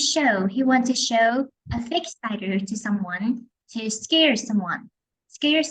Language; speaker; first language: English; non-native, fluent; Vietnamese